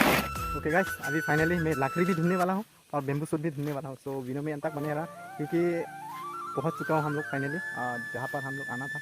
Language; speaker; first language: Hindi; non-native, local second language; Karbi